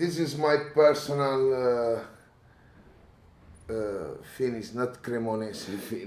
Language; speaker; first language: English; non-native, learner; Italian